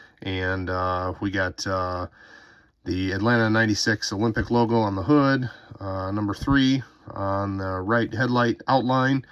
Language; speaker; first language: English; native; English